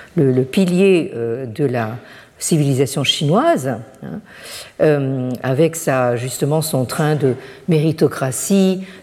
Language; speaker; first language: French; native; French